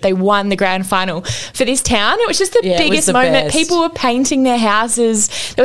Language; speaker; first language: English; native; English